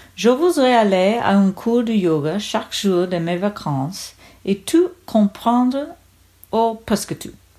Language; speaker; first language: French; non-native, learner; English